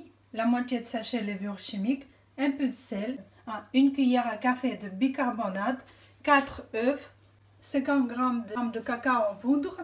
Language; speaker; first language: French; non-native, fluent; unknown